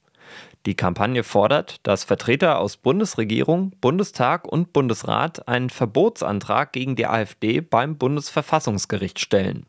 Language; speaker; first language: German; native; German